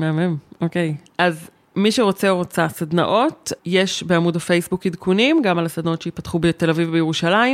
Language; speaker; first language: Hebrew; native; Hebrew